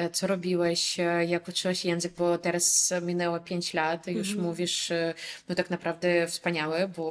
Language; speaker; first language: Polish; non-native, fluent; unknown